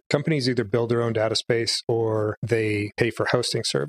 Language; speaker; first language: English; native; English